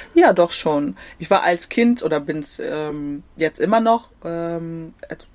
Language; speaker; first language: German; native; German